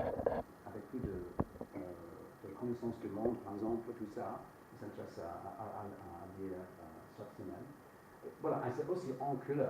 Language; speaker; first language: French; non-native, fluent; English